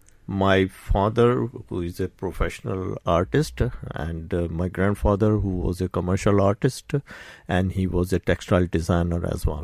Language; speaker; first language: English; non-native, local second language; Urdu